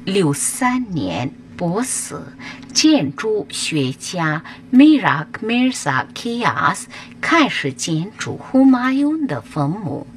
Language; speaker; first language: Chinese; non-native, learner; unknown